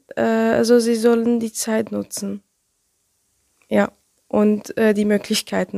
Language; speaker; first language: German; non-native, learner; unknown